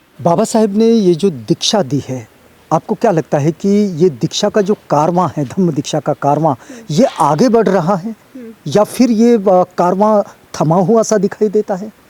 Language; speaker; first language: Hindi; native; Hindi